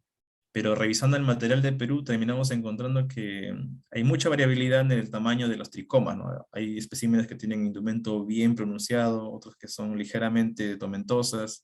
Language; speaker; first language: Spanish; native; Spanish